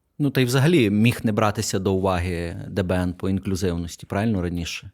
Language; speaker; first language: Ukrainian; native; Ukrainian